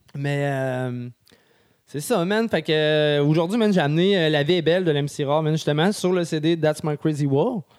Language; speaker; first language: French; native; French